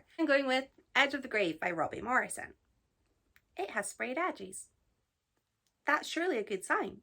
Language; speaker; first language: English; native; English